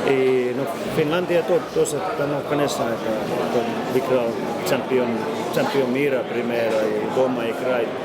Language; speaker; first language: Russian; non-native, learner; Finnish